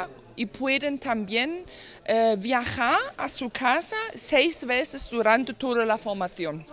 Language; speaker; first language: Spanish; non-native, learner; German